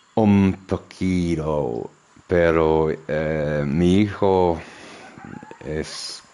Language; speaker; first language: Spanish; non-native, learner; English